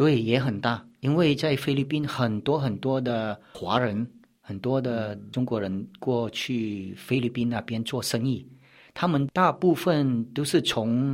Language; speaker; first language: Chinese; early bilingual, heritage; Chinese